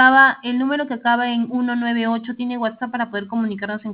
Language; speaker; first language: Spanish; native; Spanish